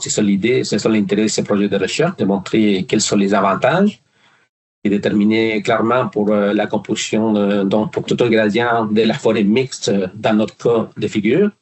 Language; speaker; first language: French; non-native, fluent; Spanish